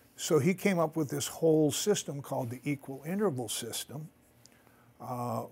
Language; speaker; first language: English; native; English